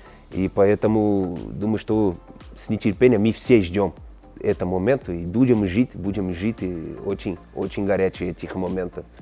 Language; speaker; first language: Russian; non-native, learner; Portuguese